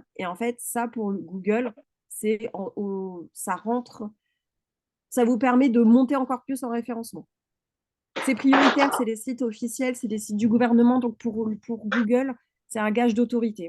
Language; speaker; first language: French; native; French